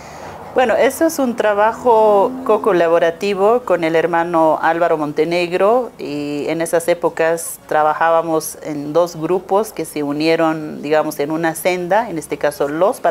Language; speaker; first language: Spanish; non-native, local second language; Aymara